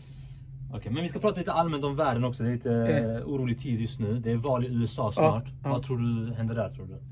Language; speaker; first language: Swedish; native; Swedish